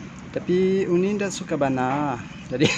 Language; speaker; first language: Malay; non-native, fluent; French